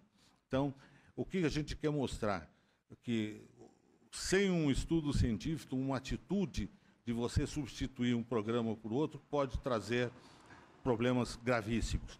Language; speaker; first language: Portuguese; native; Portuguese